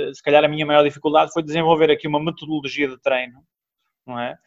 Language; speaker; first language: Portuguese; native; Portuguese